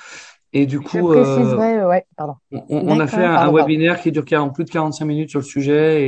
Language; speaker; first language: French; native; French